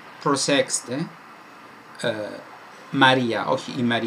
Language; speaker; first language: Greek; non-native, fluent; Italian